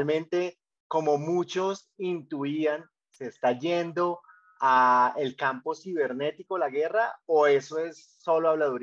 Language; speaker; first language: Spanish; native; Spanish